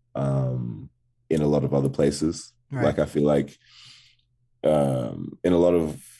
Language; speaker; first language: English; native; English